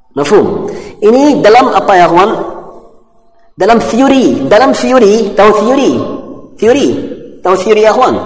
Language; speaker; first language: Malay; non-native, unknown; Arabic